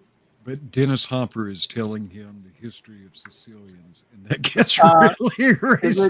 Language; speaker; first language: English; native; English